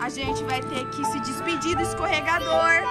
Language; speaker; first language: Portuguese; native; Portuguese